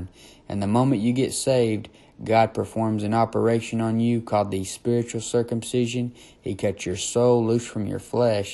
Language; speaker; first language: English; native; English